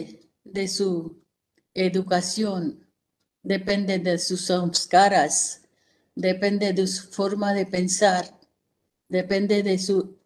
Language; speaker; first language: Spanish; non-native, fluent; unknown